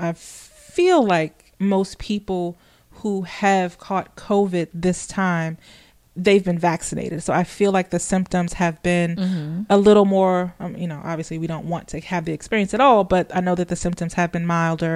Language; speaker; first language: English; native; English